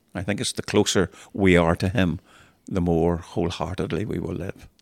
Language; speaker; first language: English; native; English